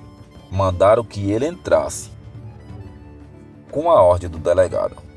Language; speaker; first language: Portuguese; native; Portuguese